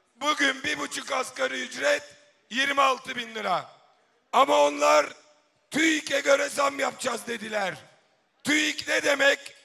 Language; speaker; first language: Turkish; native; Turkish